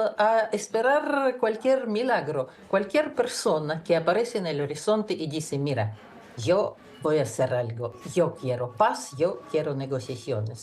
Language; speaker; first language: Spanish; non-native, fluent; Russian